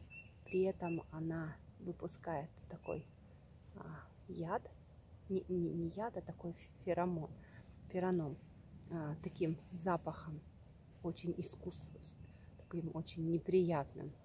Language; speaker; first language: Russian; native; Russian